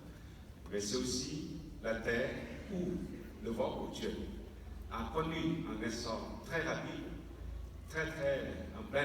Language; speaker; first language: French; non-native, fluent; Vietnamese